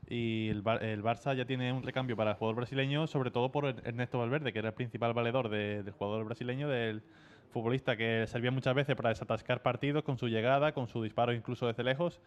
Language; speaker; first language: Spanish; native; Spanish